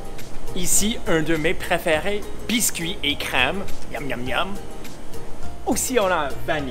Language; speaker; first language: French; non-native, learner; English